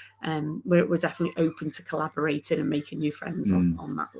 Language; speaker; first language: English; native; English